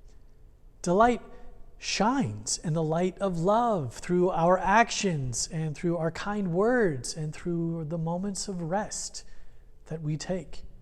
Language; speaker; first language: English; native; English